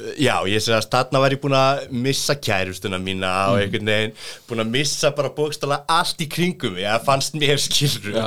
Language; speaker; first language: Icelandic; native; Icelandic